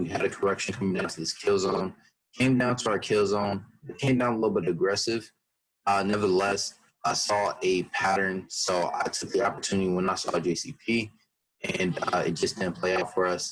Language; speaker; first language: English; native; English